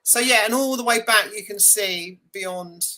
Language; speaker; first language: English; native; English